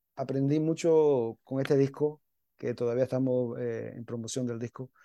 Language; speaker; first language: Spanish; early bilingual, heritage; Spanish